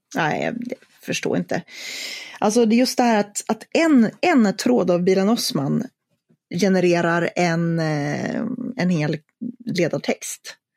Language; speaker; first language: Swedish; native; Swedish